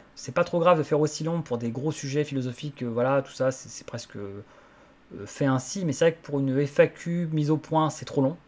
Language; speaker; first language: French; native; French